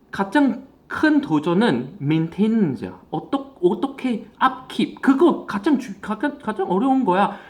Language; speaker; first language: Korean; non-native, fluent; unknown